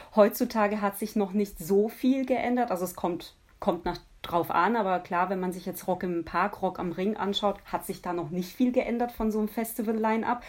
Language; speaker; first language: German; early bilingual, other home language; Polish